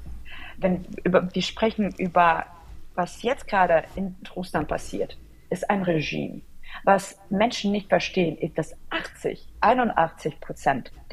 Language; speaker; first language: German; non-native, fluent; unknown